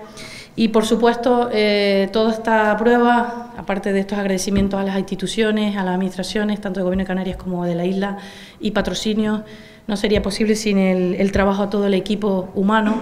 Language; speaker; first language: Spanish; native; Spanish